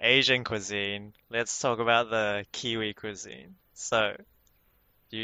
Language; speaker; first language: English; native; English